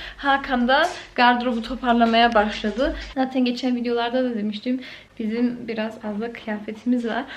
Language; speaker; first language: Turkish; early bilingual, heritage; Turkish